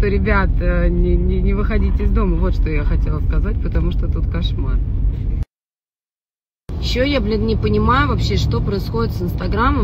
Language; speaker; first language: Russian; native; Russian